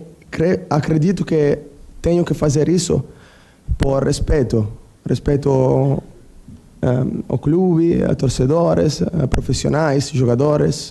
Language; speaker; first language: Portuguese; non-native, learner; Italian